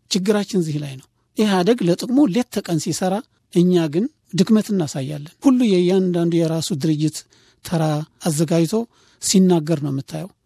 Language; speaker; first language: Amharic; non-native, local second language; Tigrinya